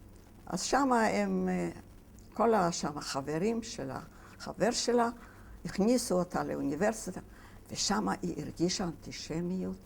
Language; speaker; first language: Hebrew; non-native, fluent; Yiddish